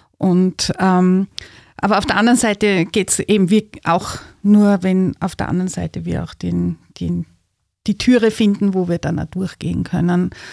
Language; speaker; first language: German; native; German